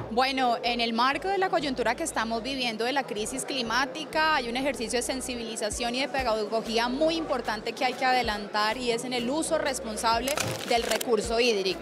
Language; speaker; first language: Spanish; native; Spanish